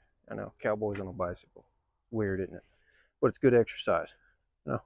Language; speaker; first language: English; native; English